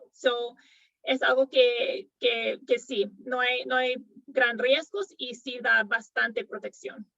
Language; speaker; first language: Spanish; non-native, fluent; English